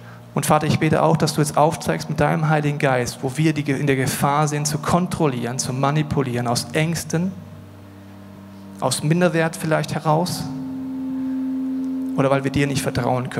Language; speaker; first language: German; native; German